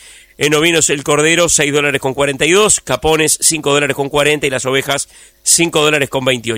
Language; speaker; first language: Spanish; native; Spanish